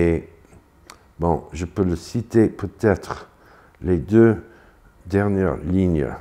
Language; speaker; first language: French; non-native, fluent; English